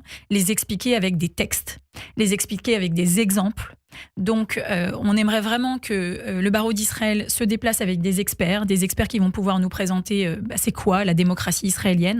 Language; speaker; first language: French; native; French